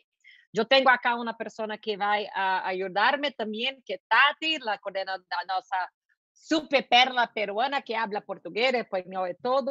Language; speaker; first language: Spanish; non-native, learner; Portuguese